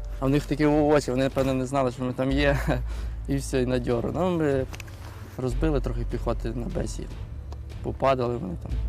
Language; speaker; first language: Ukrainian; native; Ukrainian